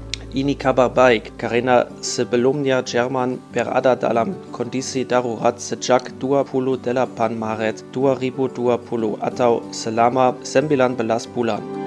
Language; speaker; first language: Indonesian; non-native, fluent; German